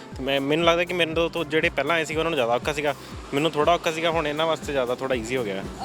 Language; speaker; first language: Punjabi; native; Punjabi